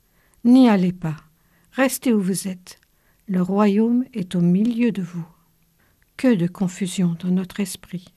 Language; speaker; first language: French; native; French